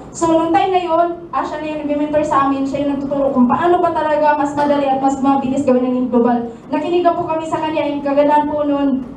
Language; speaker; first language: Filipino; non-native, local second language; Cebuano